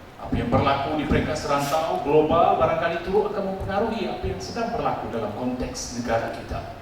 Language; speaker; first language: Malay; non-native, local second language; Tamil